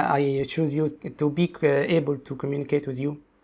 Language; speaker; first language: English; non-native, local second language; Arabic